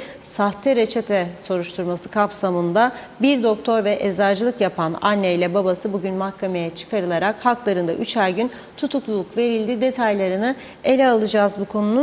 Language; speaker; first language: Turkish; native; Turkish